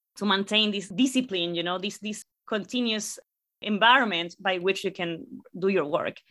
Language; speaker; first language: English; non-native, fluent; Spanish